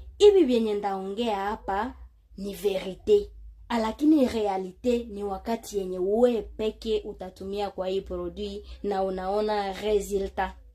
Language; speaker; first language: Swahili; native; Swahili